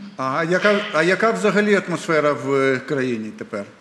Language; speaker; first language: Ukrainian; native; Ukrainian